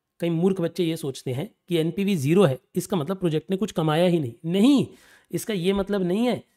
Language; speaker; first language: Hindi; native; Hindi